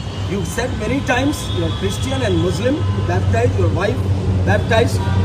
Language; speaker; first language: English; non-native, local second language; Telugu